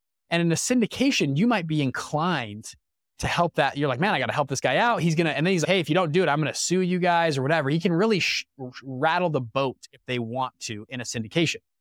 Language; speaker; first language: English; native; English